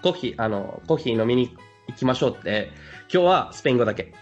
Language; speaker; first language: Japanese; non-native, fluent; Spanish